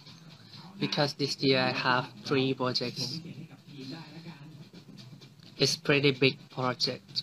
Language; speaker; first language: English; non-native, learner; Thai